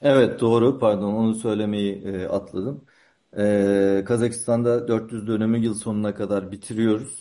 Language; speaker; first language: Turkish; native; Turkish